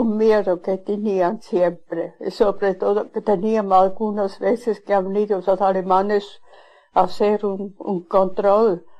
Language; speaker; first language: Spanish; non-native, fluent; Swiss German